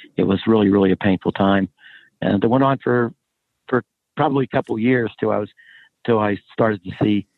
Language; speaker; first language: English; native; English